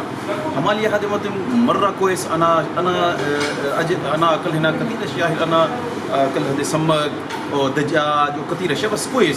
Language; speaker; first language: Arabic; non-native, learner; Urdu